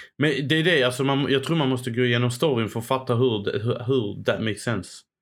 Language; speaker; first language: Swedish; early bilingual, other home language; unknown